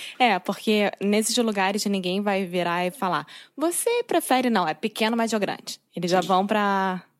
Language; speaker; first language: Portuguese; native; Portuguese